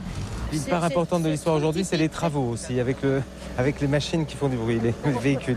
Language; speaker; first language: French; native; French